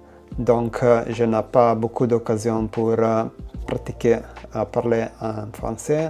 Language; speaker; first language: French; non-native, learner; Italian